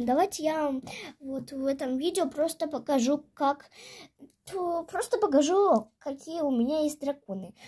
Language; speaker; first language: Russian; native; Russian